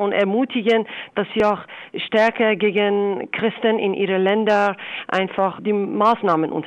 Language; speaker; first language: German; non-native, fluent; Persian